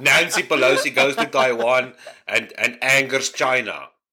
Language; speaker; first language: English; non-native, fluent; Afrikaans